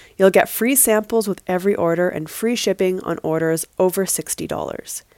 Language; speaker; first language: English; native; English